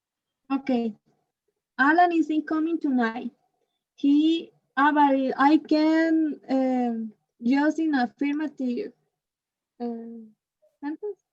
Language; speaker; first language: English; non-native, learner; Spanish